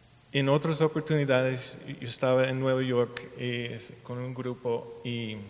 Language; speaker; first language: Spanish; non-native, fluent; English